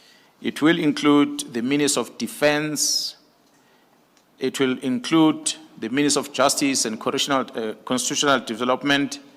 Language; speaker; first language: English; non-native, local second language; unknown